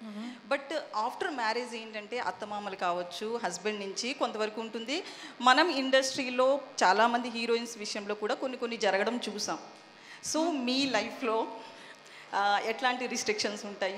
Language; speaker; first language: Telugu; native; Telugu